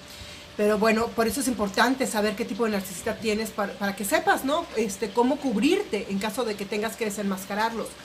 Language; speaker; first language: Spanish; native; Spanish